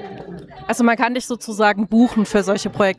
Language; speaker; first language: German; native; German